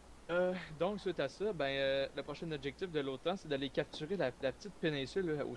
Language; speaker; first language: French; native; French